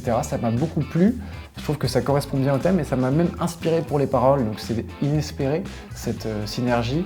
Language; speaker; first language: French; native; French